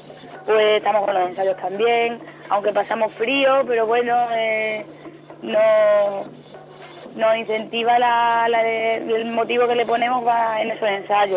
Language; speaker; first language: Spanish; native; Spanish